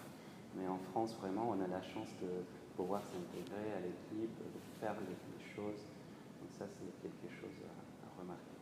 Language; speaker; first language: French; non-native, fluent; Spanish